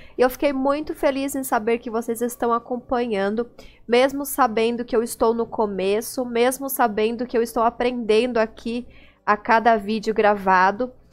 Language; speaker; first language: Portuguese; native; Portuguese